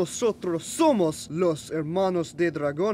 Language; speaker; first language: Spanish; non-native, learner; English